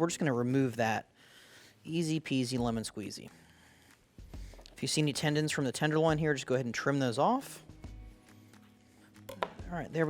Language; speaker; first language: English; native; English